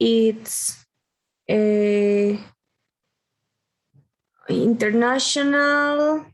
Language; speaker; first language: English; non-native, learner; Spanish